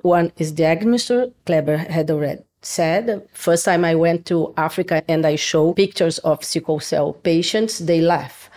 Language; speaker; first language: English; non-native, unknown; Portuguese